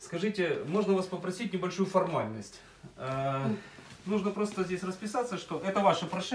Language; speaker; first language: Russian; native; Russian